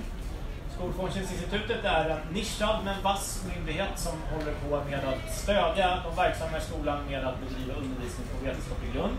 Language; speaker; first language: Swedish; native; Swedish